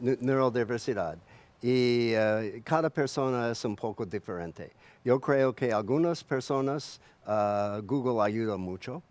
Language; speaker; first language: Spanish; non-native, learner; English